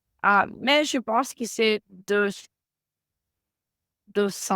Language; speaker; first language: French; non-native, learner; Spanish